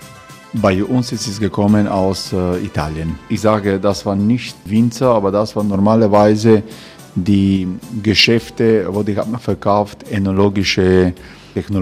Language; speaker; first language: German; non-native, learner; Croatian